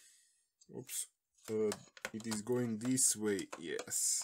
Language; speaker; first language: English; non-native, fluent; Slovenian